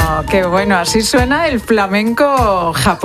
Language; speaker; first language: Spanish; native; Spanish